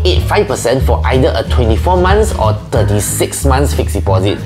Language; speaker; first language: English; native; English